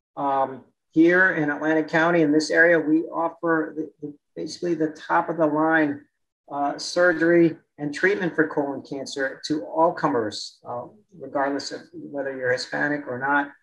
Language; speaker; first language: English; native; English